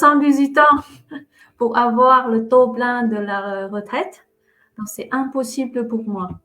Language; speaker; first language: French; non-native, fluent; Vietnamese